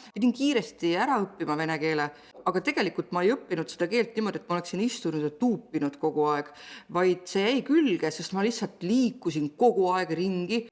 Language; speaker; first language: Estonian; native; Estonian